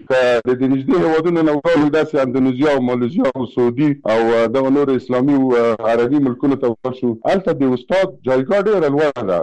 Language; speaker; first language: Pashto; non-native, local second language; Persian